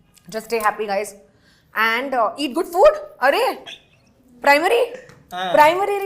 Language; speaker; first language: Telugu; non-native, local second language; Hindi